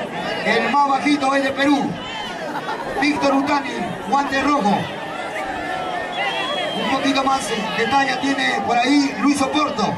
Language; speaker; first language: Spanish; native; Spanish